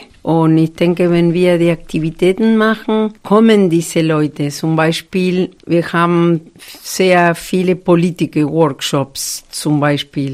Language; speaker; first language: German; non-native, fluent; Spanish